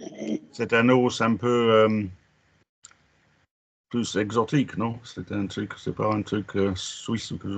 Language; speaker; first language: French; non-native, fluent; English